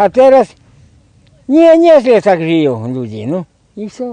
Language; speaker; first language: Polish; non-native, learner; Russian